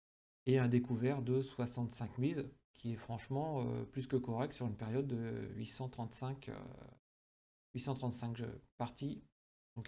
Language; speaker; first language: French; native; French